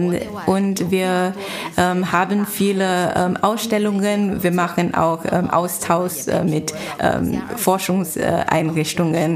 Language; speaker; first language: German; non-native, fluent; Chinese